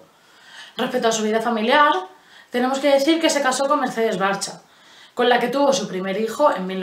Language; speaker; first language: Spanish; native; Spanish